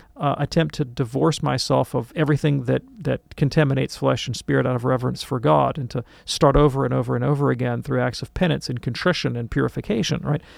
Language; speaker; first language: English; native; English